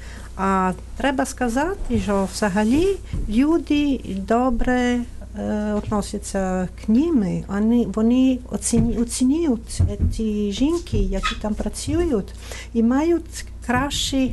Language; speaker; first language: Ukrainian; non-native, fluent; Italian